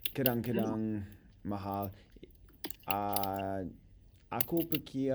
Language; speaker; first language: Indonesian; non-native, learner; English